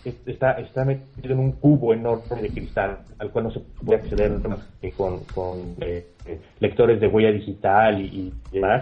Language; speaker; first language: Spanish; native; Spanish